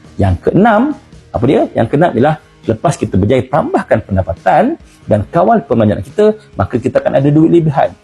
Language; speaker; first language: Malay; native; Malay